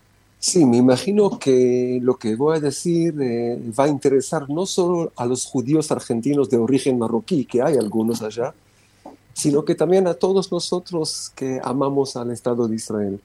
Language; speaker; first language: Spanish; non-native, fluent; Romanian